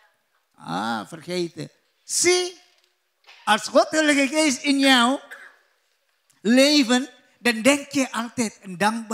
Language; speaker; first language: Dutch; non-native, learner; Indonesian